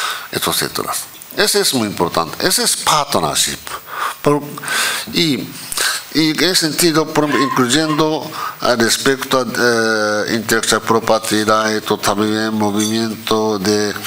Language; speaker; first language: Spanish; non-native, fluent; Japanese